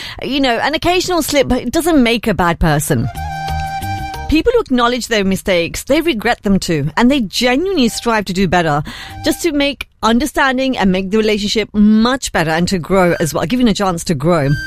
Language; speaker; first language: English; early bilingual, other home language; Hindi